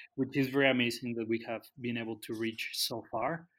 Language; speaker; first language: English; non-native, fluent; Spanish